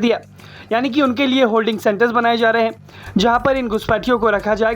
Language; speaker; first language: Hindi; native; Hindi